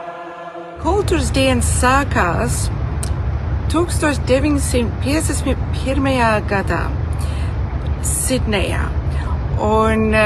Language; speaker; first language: Latvian; early bilingual, heritage; Latvian